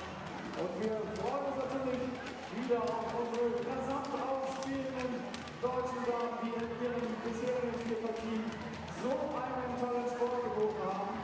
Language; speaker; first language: German; native; German